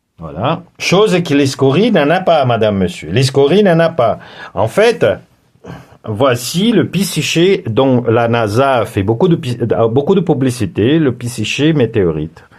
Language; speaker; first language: French; non-native, fluent; Portuguese